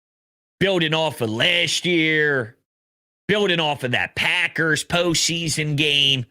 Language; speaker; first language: English; native; English